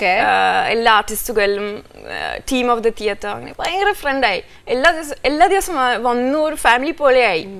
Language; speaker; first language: Malayalam; non-native, fluent; French